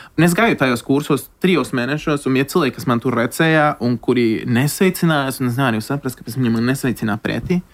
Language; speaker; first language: Latvian; non-native, fluent; Spanish